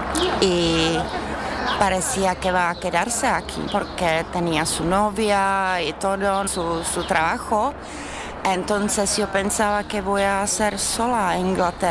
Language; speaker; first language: Spanish; non-native, fluent; Czech